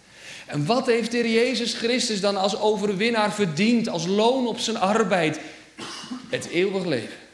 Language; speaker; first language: Dutch; native; Dutch